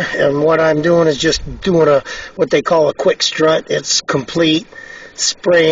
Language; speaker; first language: English; native; English